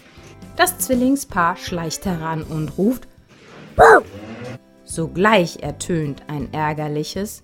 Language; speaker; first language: German; native; German